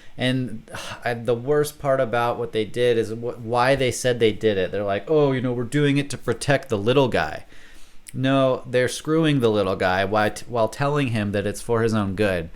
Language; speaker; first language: English; native; English